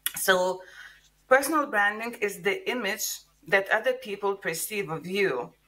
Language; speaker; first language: English; non-native, fluent; Lithuanian